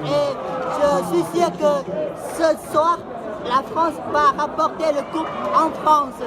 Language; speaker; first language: French; non-native, fluent; Khmer